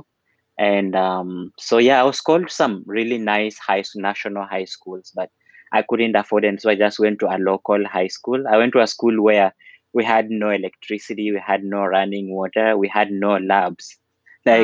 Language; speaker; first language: English; non-native, local second language; Luyia